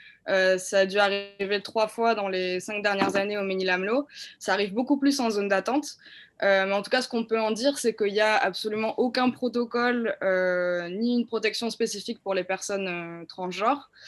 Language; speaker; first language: French; native; French